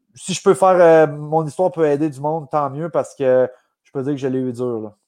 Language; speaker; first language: French; native; French